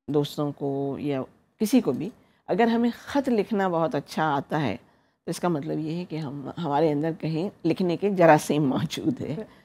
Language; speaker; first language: Urdu; native; Urdu